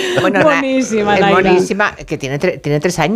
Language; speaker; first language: Spanish; native; Spanish